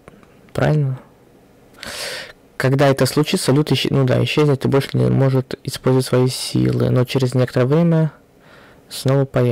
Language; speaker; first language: Russian; native; Russian